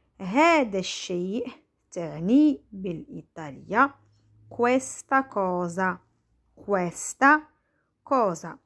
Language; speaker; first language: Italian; non-native, fluent; Arabic